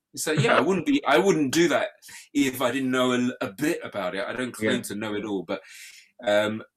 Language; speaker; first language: English; native; English